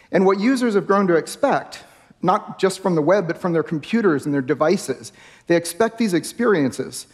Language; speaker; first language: English; native; English